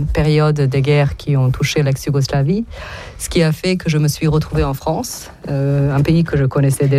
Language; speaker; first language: French; non-native, fluent; Serbian